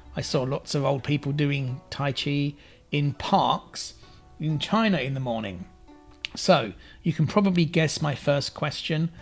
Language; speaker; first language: English; native; English